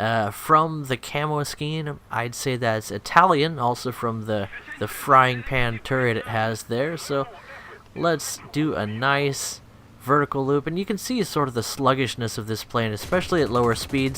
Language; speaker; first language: English; native; English